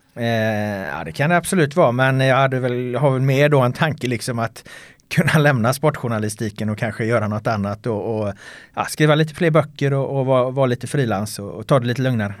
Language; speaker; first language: Swedish; native; Swedish